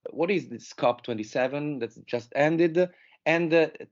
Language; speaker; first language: English; non-native, fluent; Italian